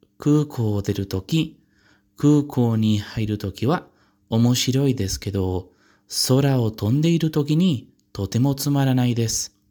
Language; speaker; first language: Japanese; non-native, learner; Spanish